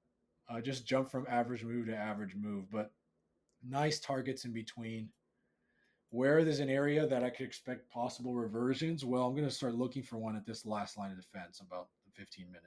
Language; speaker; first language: English; native; English